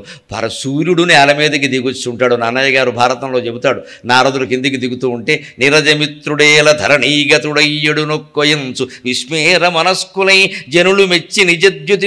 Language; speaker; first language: Telugu; native; Telugu